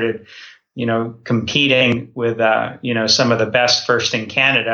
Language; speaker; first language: English; native; English